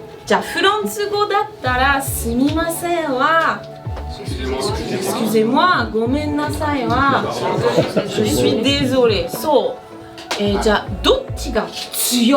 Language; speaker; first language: Japanese; non-native, fluent; French